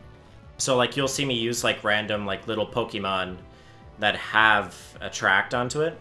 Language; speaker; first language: English; native; English